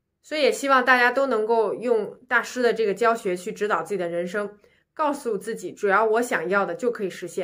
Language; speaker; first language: Chinese; native; Chinese